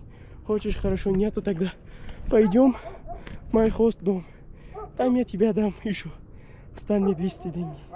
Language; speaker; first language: Russian; non-native, learner; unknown